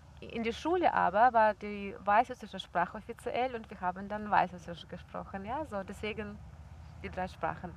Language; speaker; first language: German; non-native, fluent; Russian